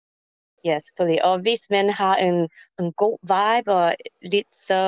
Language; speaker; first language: Danish; non-native, learner; English